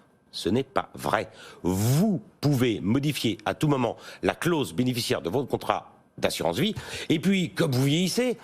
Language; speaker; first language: French; native; French